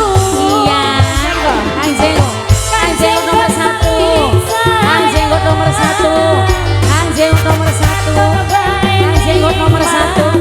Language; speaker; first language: Indonesian; non-native, local second language; Javanese